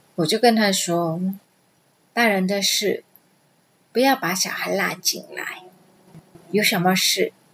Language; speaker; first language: Chinese; non-native, fluent; Vietnamese